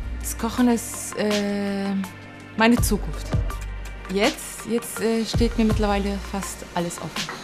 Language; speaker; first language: German; early bilingual, other home language; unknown